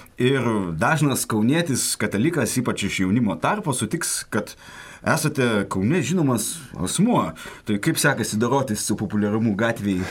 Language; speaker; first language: Lithuanian; native; Lithuanian